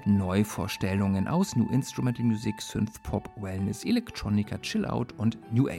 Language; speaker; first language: German; native; German